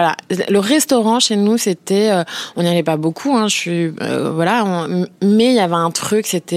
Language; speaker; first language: French; native; French